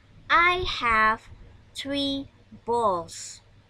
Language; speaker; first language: English; non-native, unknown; Indonesian